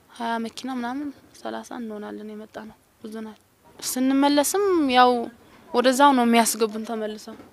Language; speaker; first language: Amharic; non-native, local second language; Tigrinya